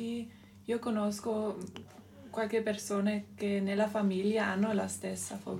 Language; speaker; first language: Italian; non-native, local second language; German